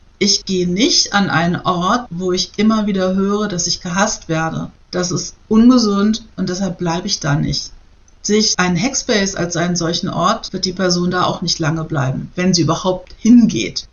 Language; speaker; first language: German; native; German